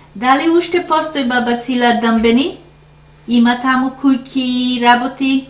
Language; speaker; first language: Macedonian; early bilingual, heritage; Macedonian